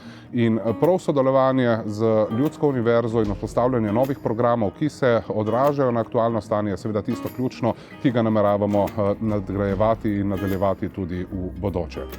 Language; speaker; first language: Slovenian; native; Slovenian